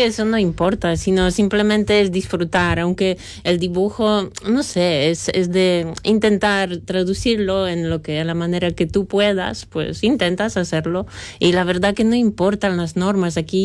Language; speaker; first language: Spanish; non-native, fluent; Polish